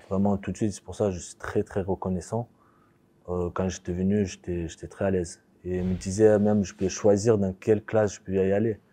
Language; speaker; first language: French; early bilingual, other home language; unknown